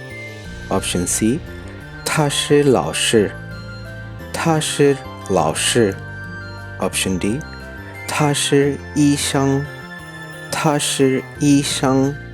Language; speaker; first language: Chinese; non-native, fluent; Urdu